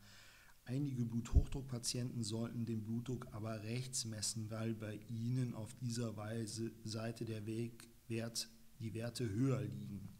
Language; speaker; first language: German; native; German